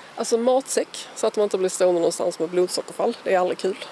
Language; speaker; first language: Swedish; native; Swedish